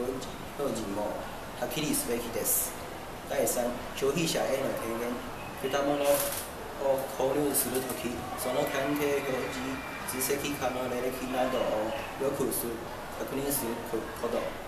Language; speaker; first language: Japanese; non-native, learner; Chinese